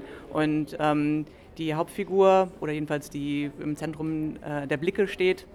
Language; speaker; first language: German; native; German